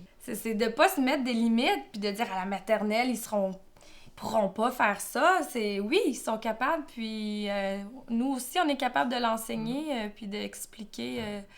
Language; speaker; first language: French; native; French